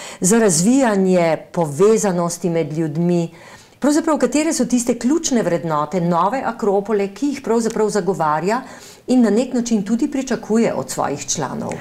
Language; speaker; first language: Slovenian; native; Slovenian